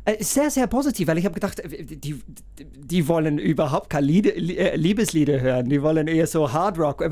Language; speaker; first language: German; non-native, fluent; English